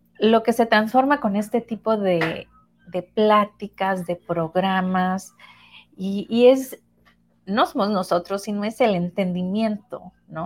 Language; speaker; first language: Spanish; native; Spanish